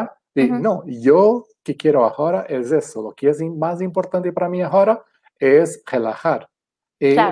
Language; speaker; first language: Spanish; non-native, fluent; Portuguese